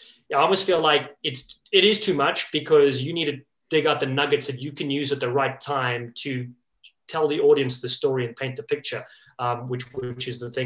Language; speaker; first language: English; native; English